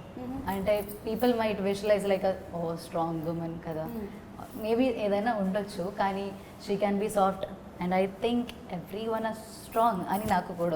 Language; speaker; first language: Telugu; non-native, learner; Malayalam